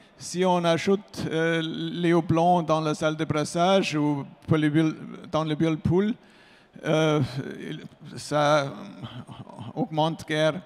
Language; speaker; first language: French; non-native, fluent; German